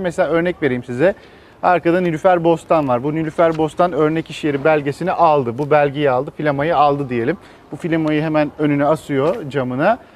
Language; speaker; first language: Turkish; native; Turkish